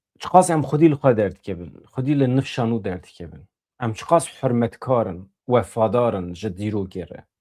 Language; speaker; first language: Kurdish; native; Kurdish